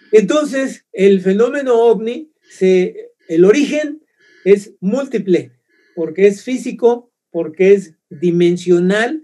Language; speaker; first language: Spanish; native; Spanish